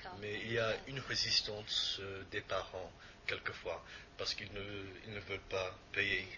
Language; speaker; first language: French; non-native, fluent; English